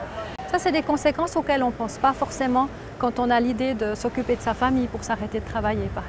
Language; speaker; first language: French; native; French